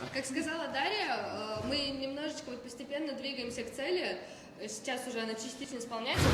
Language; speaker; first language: Russian; native; Russian